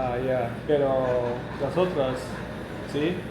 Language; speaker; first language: Spanish; non-native, learner; English